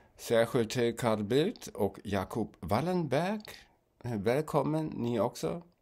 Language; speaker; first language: Swedish; non-native, fluent; German